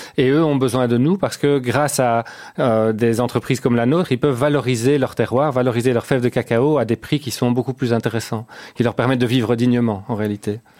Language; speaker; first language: French; native; French